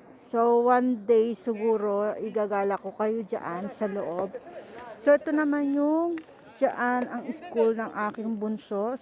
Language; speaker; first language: Filipino; native; Filipino